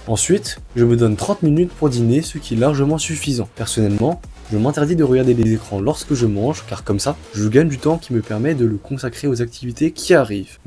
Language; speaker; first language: French; early bilingual, other home language; Chinese